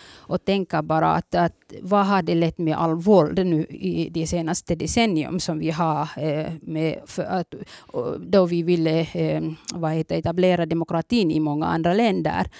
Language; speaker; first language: Swedish; early bilingual, other home language; Somali